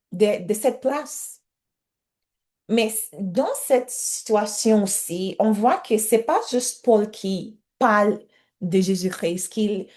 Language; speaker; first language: French; non-native, learner; English